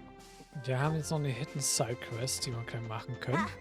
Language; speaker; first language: German; native; German